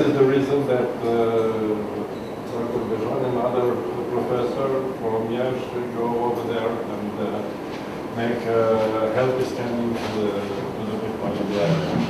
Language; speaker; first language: English; non-native, learner; Romanian